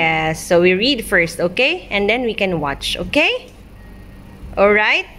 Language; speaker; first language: English; non-native, local second language; Filipino